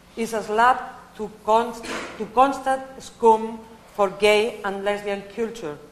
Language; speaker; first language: English; non-native, learner; Catalan